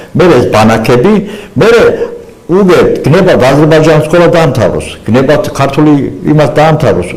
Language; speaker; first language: Georgian; non-native, local second language; Azerbaijani